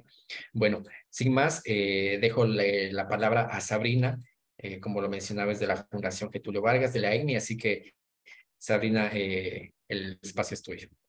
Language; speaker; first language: Spanish; native; Spanish